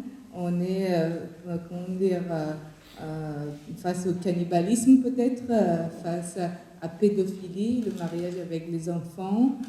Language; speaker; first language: French; non-native, fluent; Persian